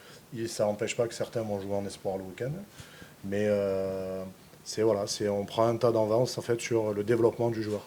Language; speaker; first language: French; native; French